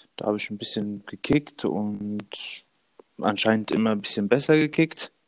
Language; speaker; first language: German; early bilingual, other home language; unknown